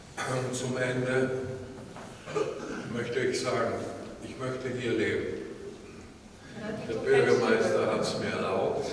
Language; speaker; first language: German; non-native, fluent; Italian